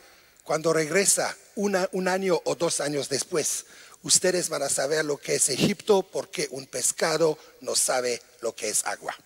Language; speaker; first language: Spanish; non-native, fluent; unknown